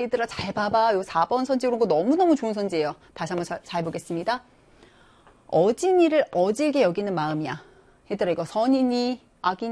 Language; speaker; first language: Korean; native; Korean